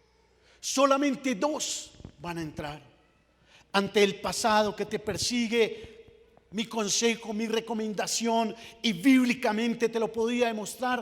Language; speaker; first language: Spanish; native; Spanish